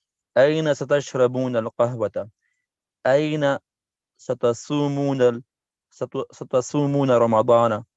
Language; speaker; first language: Arabic; non-native, learner; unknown